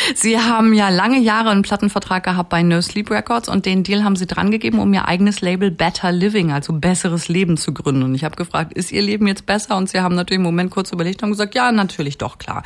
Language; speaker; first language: German; native; German